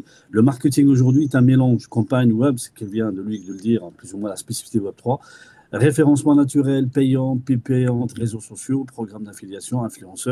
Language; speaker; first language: French; native; French